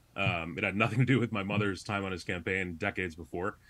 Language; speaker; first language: English; native; English